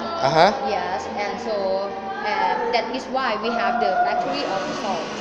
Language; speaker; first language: English; non-native, learner; Thai